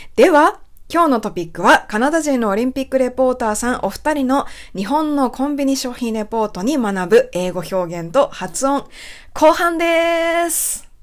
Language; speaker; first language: Japanese; native; Japanese